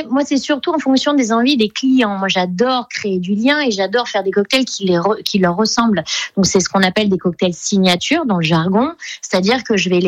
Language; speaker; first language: French; native; French